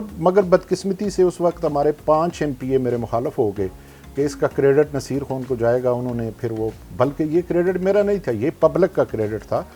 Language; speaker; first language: Urdu; non-native, local second language; Northern Hindko